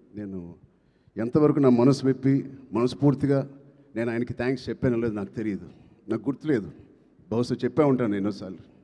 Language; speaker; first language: Telugu; native; Telugu